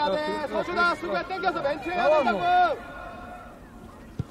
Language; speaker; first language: Korean; native; Korean